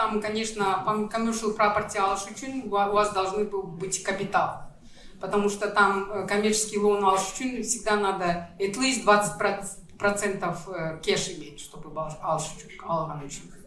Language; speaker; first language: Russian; non-native, local second language; Kyrgyz